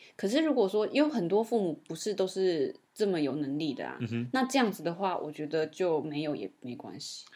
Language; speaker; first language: Chinese; native; Chinese